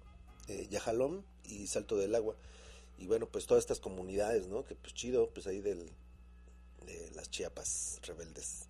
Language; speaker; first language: Spanish; native; Spanish